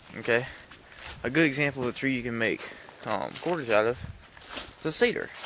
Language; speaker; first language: English; native; English